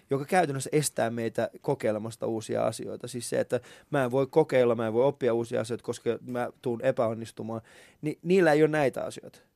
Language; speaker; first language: Finnish; early bilingual, other home language; Persian